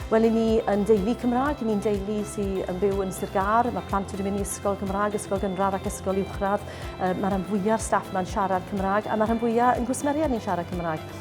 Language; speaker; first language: Welsh; native; Welsh